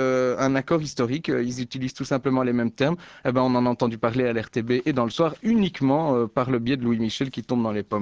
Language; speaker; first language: French; native; French